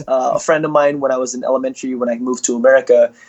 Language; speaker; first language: English; early bilingual, other home language; Indonesian